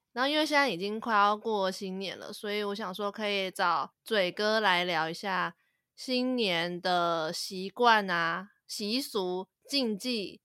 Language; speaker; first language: Chinese; native; Chinese